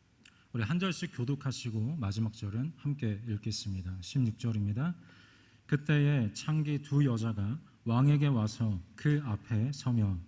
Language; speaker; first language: Korean; native; Korean